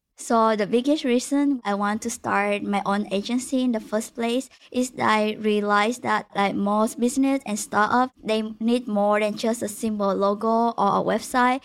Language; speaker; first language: English; non-native, fluent; Vietnamese